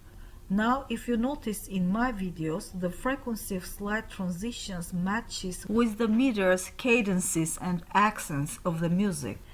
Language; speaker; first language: English; non-native, fluent; Armenian